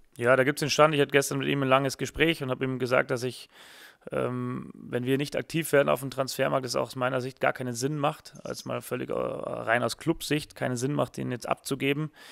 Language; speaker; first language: German; native; German